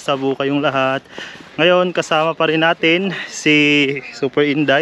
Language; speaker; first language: Filipino; native; Filipino